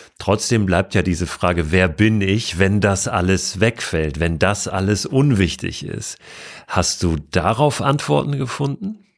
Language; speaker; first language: German; native; German